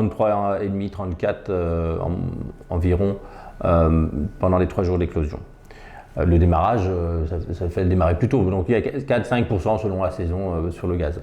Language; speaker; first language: French; native; French